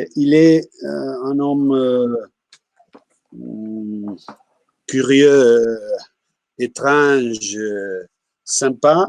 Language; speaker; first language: French; non-native, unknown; Spanish